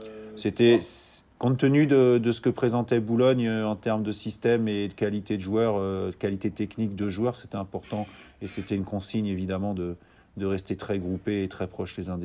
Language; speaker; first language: French; native; French